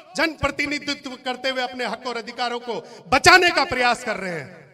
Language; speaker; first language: Hindi; non-native, local second language; Marwari